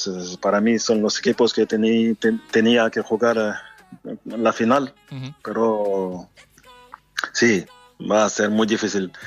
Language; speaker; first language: Spanish; non-native, fluent; French